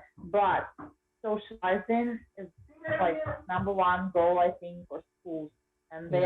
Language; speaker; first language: English; non-native, fluent; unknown